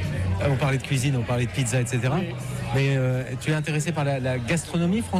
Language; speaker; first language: French; native; French